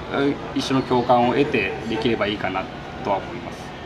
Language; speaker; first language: Japanese; native; Japanese